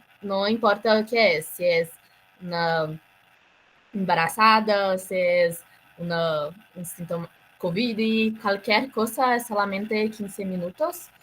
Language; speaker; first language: Spanish; non-native, learner; Portuguese